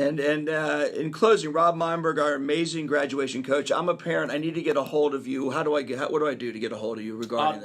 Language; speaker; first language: English; native; English